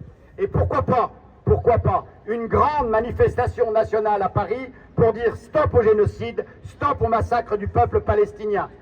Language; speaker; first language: French; native; French